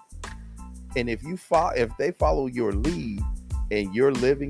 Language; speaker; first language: English; native; English